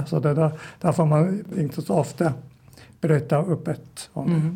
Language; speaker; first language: Swedish; non-native, fluent; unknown